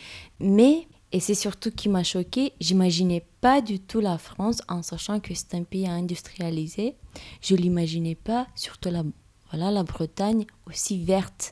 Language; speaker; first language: French; non-native, fluent; Romanian